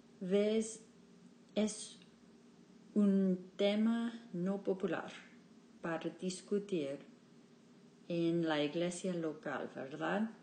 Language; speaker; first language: Spanish; non-native, learner; English